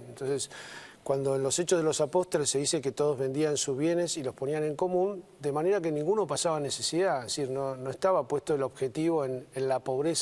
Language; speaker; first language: Spanish; native; Spanish